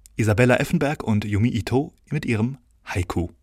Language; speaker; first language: German; native; German